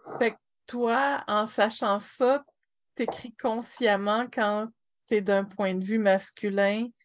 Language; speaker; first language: French; native; French